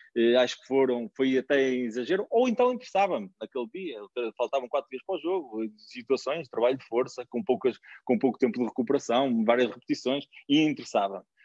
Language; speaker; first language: Portuguese; native; Portuguese